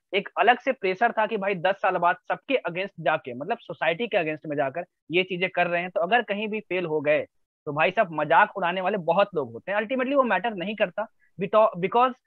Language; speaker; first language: Hindi; native; Hindi